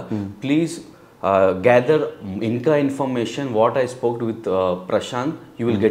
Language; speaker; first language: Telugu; non-native, learner; Hindi